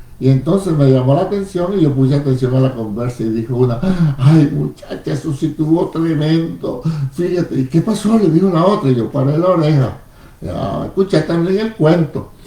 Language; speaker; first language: Spanish; native; Spanish